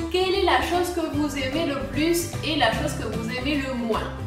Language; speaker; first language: French; native; French